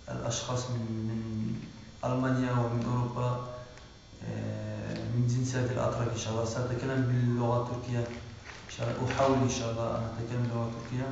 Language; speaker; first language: Arabic; non-native, learner; Turkish